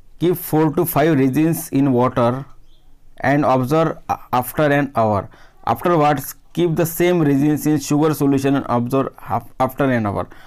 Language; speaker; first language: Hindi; non-native, local second language; Marathi